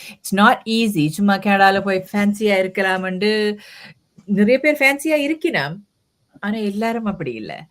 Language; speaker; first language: Tamil; early bilingual, heritage; Tamil